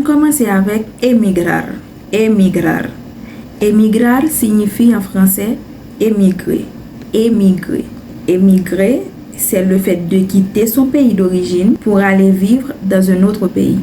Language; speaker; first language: French; non-native, learner; Haitian Creole